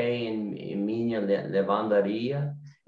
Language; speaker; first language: Portuguese; non-native, learner; English